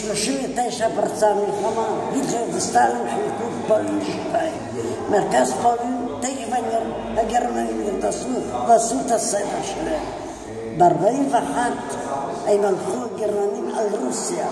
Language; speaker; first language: Hebrew; non-native, fluent; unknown